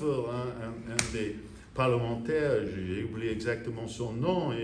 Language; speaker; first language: French; non-native, fluent; English